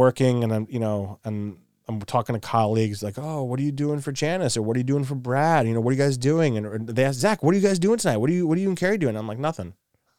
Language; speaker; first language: English; native; English